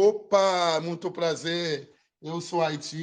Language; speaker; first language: Portuguese; non-native, learner; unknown